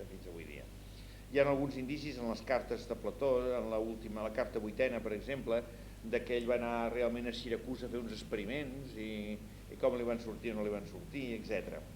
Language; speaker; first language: Catalan; native; Catalan